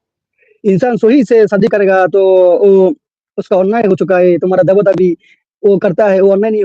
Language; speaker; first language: Hindi; non-native, local second language; Bangla